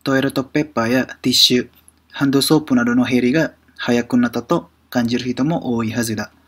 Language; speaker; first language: Japanese; non-native, fluent; Indonesian